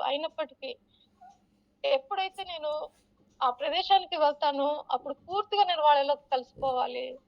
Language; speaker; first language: Telugu; non-native, local second language; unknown